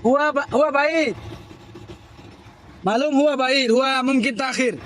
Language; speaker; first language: Arabic; non-native, learner; Bangla